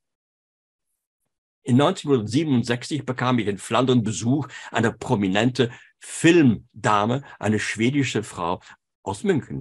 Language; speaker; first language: German; non-native, fluent; French